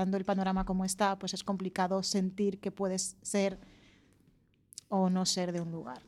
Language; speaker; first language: Spanish; native; Spanish